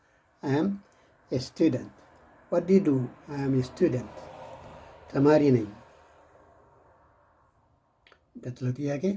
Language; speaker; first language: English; non-native, fluent; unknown